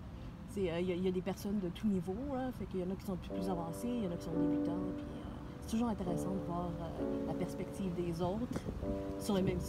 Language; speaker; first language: French; non-native, fluent; Spanish